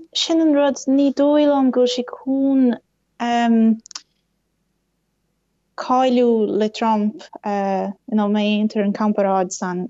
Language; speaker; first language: Irish; non-native, fluent; Portuguese